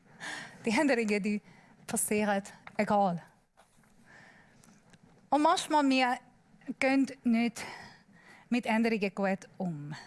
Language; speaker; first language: German; non-native, learner; Persian